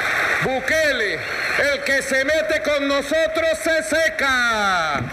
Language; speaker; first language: Spanish; native; Spanish